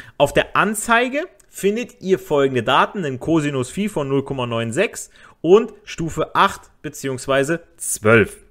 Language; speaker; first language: German; native; German